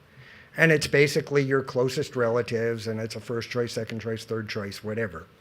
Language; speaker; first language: English; native; English